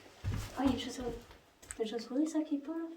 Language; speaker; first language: French; native; French